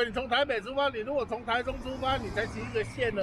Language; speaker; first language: Chinese; native; Chinese